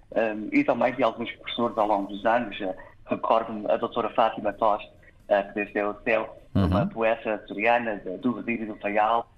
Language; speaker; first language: Portuguese; early bilingual, heritage; English